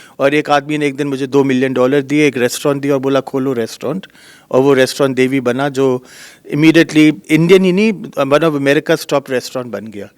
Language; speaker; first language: Hindi; native; Hindi